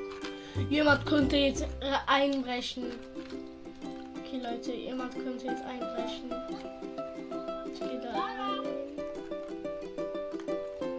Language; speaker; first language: German; early bilingual, other home language; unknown